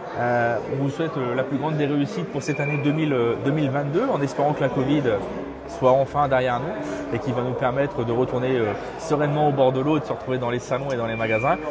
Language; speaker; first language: French; native; French